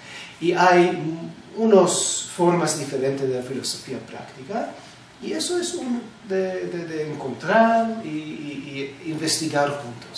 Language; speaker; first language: Spanish; non-native, fluent; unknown